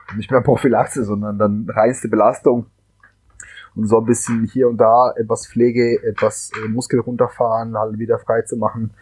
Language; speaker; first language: German; non-native, fluent; Spanish